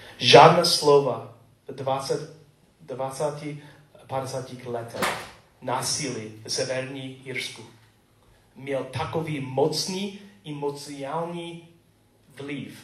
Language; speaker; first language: Czech; non-native, learner; English